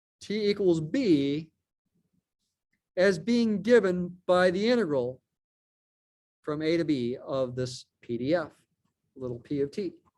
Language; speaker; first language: English; native; English